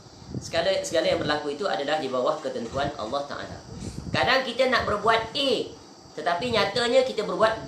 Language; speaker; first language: Malay; native; Malay